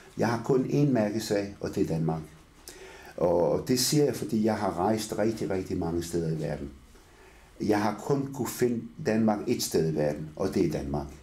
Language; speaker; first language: Danish; early bilingual, other home language; Arabic